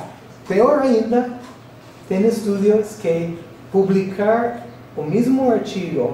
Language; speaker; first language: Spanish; non-native, fluent; English